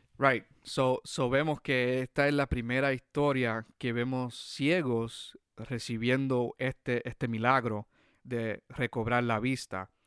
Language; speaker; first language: Spanish; early bilingual, heritage; Spanish